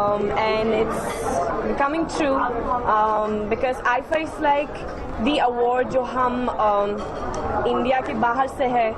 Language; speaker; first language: Hindi; early bilingual, heritage; Hindi